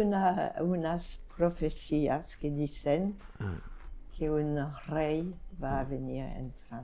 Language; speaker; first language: Spanish; non-native, fluent; French